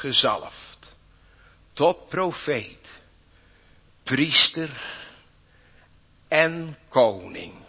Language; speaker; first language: Dutch; native; Dutch